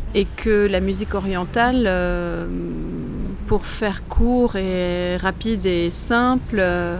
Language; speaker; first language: French; non-native, local second language; Arabic